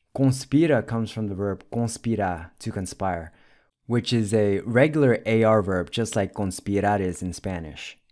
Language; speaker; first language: English; native; English